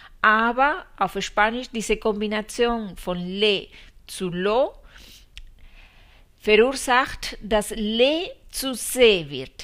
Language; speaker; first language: German; non-native, fluent; Spanish